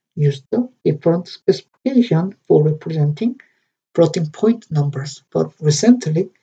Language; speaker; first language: English; non-native, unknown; Korean